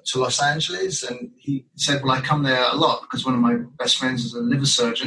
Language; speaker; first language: English; native; English